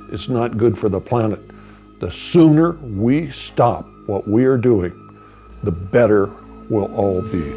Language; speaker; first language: English; native; English